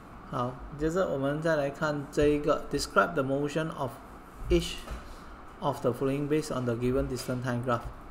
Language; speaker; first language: English; non-native, local second language; Chinese